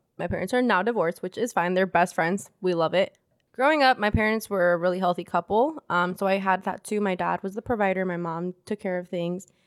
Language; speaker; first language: English; early bilingual, other home language; Spanish